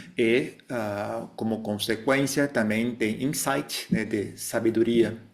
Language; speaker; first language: Spanish; non-native, fluent; Portuguese